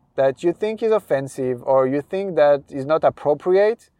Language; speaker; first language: English; non-native, fluent; French